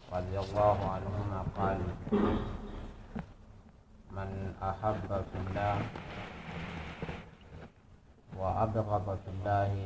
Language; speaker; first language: Arabic; non-native, fluent; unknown